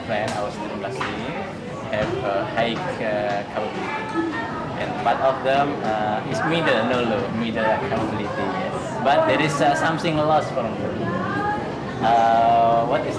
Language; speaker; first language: English; non-native, fluent; Indonesian